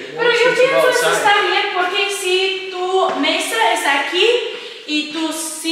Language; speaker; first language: Spanish; non-native, learner; English